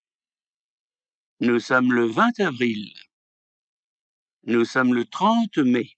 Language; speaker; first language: French; native; French